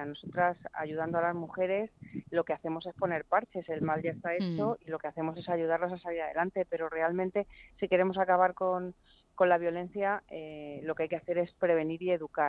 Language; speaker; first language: Spanish; native; Spanish